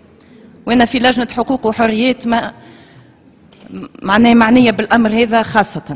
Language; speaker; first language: Arabic; native; Arabic